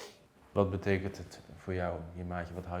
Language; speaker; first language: Dutch; native; Dutch